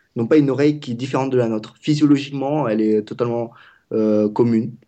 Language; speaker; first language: French; non-native, fluent; Vietnamese